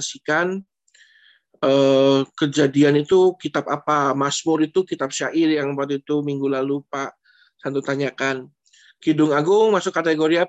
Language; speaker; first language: Indonesian; native; Indonesian